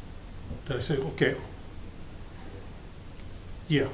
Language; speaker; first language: English; native; English